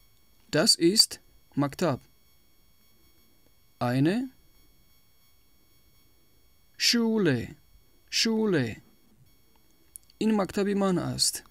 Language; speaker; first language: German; non-native, fluent; Tajik